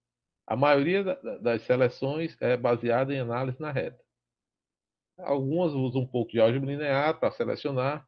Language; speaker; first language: Portuguese; native; Portuguese